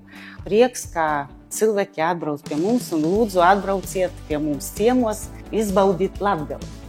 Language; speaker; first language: Latvian; non-native, local second language; Russian